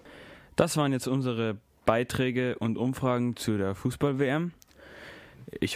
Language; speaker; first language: German; native; German